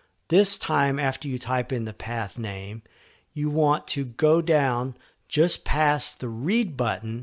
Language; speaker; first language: English; native; English